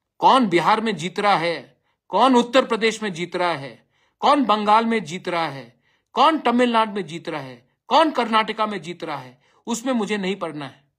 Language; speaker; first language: Hindi; non-native, local second language; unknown